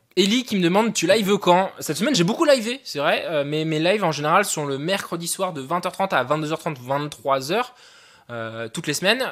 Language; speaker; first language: French; native; French